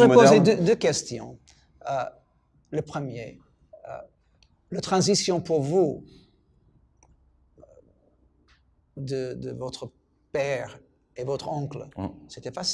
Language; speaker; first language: French; non-native, fluent; English